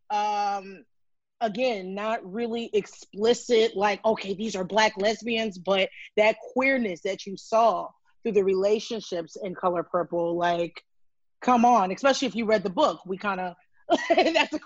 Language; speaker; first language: English; native; English